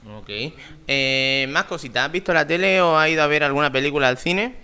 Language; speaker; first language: Spanish; native; Spanish